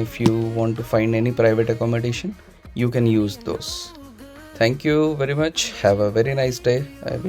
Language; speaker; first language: English; non-native, local second language; Hindi